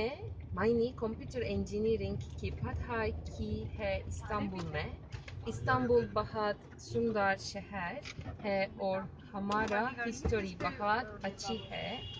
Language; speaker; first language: Hindi; non-native, learner; Turkish